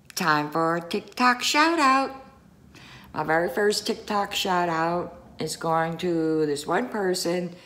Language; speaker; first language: English; native; English